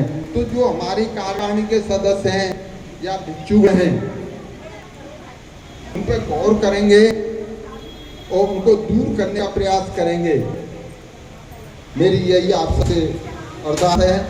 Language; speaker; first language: Hindi; native; Hindi